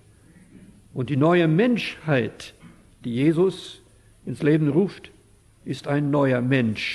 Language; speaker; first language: German; early bilingual, heritage; German